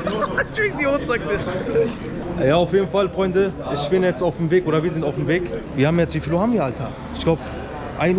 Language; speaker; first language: German; early bilingual, other home language; Turkish